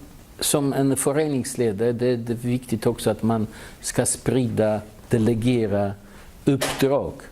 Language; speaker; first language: Swedish; non-native, fluent; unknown